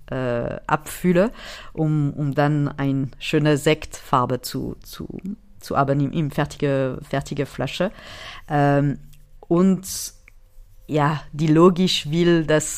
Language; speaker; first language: German; non-native, fluent; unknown